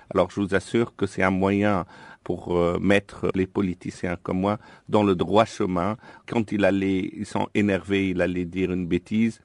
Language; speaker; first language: French; non-native, local second language; Arabic